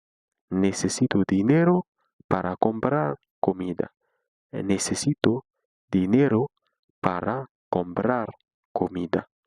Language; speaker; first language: Spanish; non-native, fluent; Haitian Creole